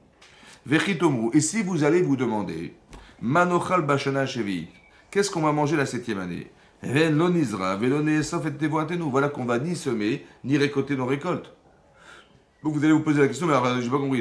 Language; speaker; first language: French; native; French